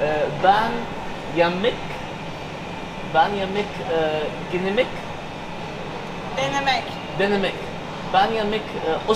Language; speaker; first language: Turkish; non-native, learner; Arabic